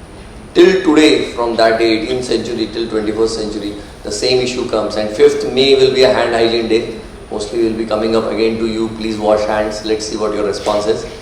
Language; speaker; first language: English; non-native, local second language; Marathi